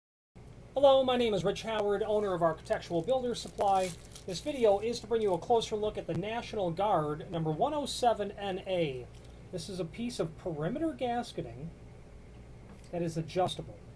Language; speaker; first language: English; native; English